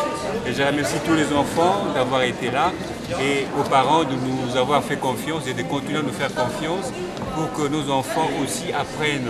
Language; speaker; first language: French; native; French